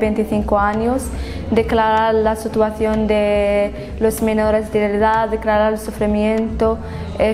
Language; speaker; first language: Spanish; non-native, fluent; Arabic